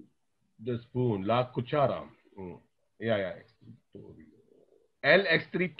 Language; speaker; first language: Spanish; non-native, learner; Hindi